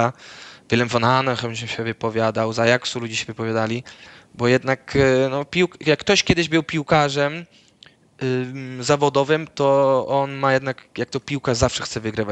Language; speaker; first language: Polish; early bilingual, other home language; Dutch